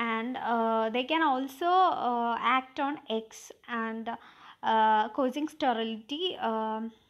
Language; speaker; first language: English; non-native, local second language; Malayalam